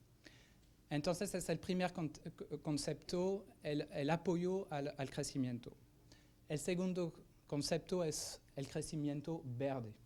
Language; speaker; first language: Spanish; non-native, fluent; French